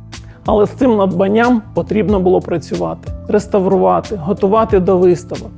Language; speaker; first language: Ukrainian; native; Ukrainian